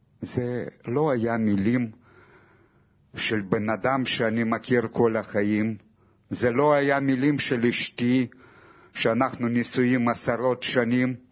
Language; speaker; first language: Hebrew; non-native, fluent; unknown